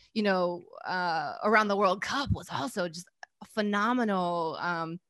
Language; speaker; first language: English; native; English